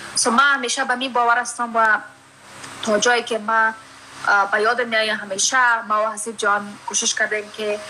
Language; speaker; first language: Persian; early bilingual, heritage; Persian